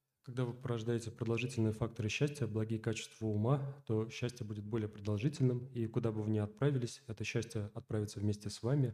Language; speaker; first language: Russian; native; Russian